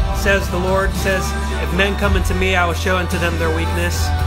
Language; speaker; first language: English; early bilingual, other home language; Spanish